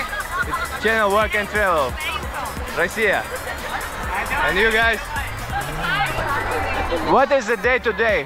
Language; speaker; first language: English; non-native, learner; Russian